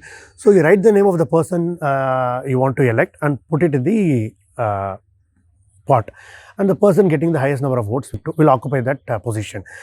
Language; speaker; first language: English; non-native, local second language; Tamil